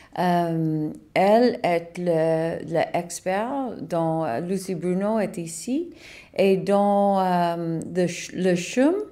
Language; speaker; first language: French; non-native, learner; English